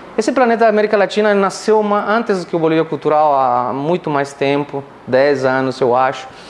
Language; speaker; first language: Portuguese; non-native, fluent; Spanish